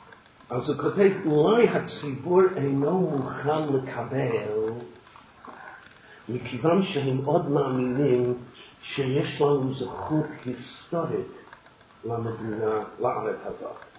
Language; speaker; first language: Hebrew; non-native, fluent; English